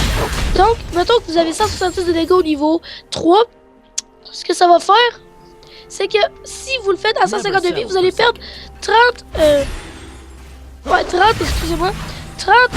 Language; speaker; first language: French; native; French